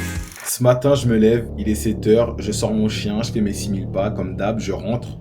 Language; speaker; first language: French; native; French